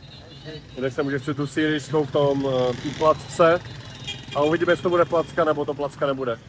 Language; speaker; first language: Czech; native; Czech